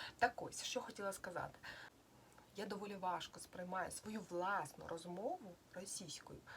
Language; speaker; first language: Ukrainian; non-native, local second language; Russian